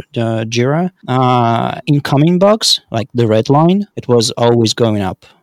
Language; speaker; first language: English; non-native, fluent; Russian